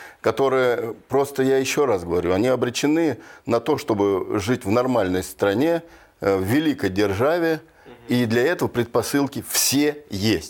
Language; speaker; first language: Russian; native; Russian